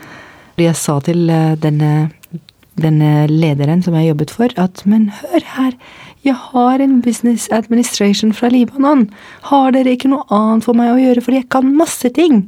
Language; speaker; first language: Norwegian; non-native, fluent; Arabic